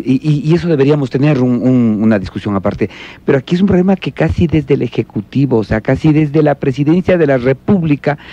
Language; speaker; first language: Spanish; native; Spanish